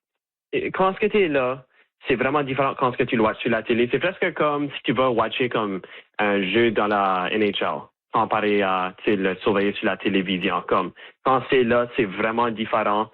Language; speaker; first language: French; native; French